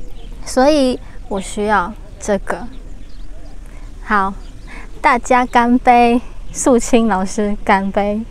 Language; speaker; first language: Chinese; non-native, learner; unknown